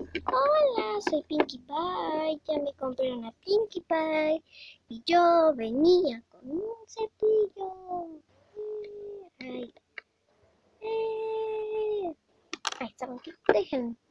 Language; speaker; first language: Spanish; native; Spanish